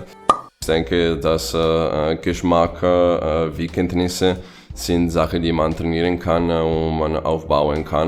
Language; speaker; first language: German; non-native, fluent; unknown